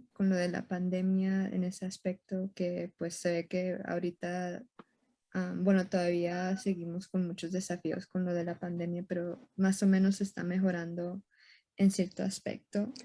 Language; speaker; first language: Spanish; early bilingual, heritage; Spanish